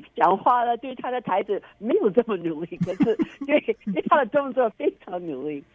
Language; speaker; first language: Chinese; early bilingual, heritage; Chinese